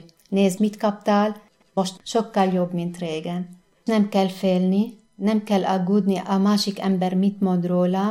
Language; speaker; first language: Hungarian; non-native, learner; Arabic